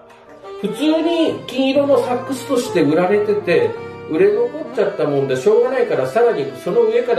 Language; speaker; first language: Japanese; native; Japanese